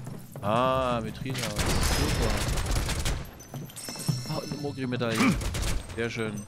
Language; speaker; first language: German; native; German